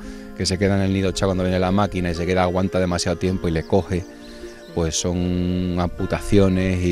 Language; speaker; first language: Spanish; native; Spanish